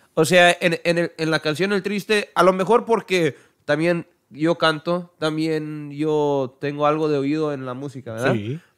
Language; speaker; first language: Spanish; early bilingual, heritage; Spanish